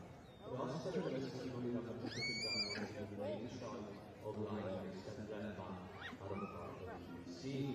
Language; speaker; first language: Welsh; native; Welsh